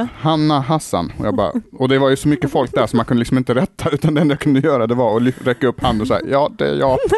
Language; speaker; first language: Swedish; early bilingual, other home language; Arabic